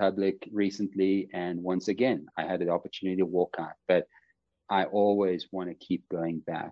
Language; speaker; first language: English; native; English